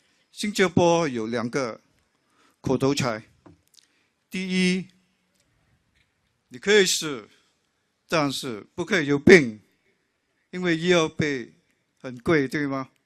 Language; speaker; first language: Chinese; non-native, local second language; English